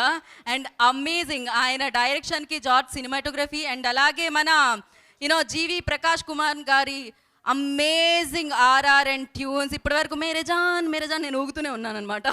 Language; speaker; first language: Telugu; native; Telugu